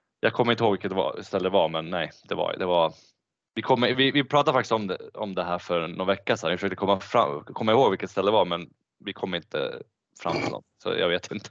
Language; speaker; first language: Swedish; early bilingual, other home language; Bosnian